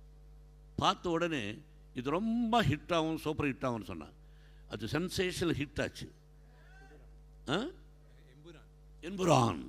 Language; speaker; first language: Tamil; non-native, local second language; Telugu